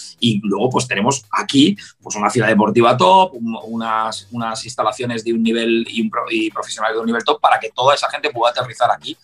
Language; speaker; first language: Spanish; native; Spanish